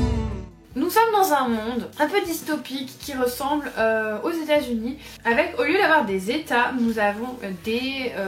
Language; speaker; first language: French; native; French